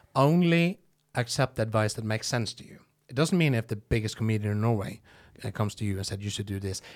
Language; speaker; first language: English; non-native, fluent; Norwegian